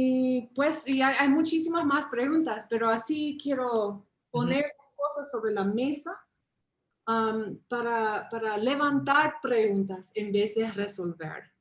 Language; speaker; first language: Spanish; early bilingual, heritage; English